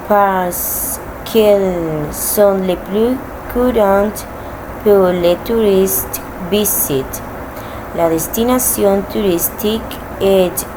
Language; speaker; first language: French; non-native, learner; Spanish